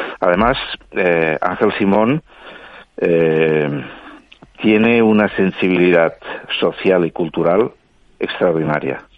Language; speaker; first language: Spanish; non-native, local second language; Catalan